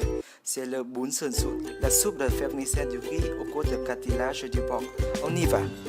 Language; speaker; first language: French; non-native, learner; Vietnamese